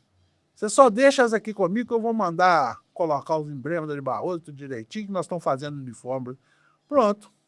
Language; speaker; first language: Portuguese; native; Portuguese